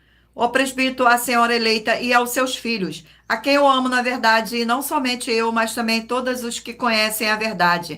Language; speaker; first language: Portuguese; native; Portuguese